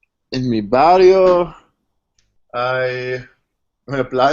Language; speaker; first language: Spanish; non-native, learner; English